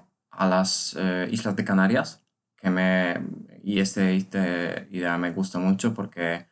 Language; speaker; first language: Spanish; non-native, learner; Polish